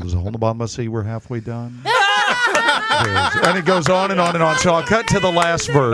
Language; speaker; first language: English; native; English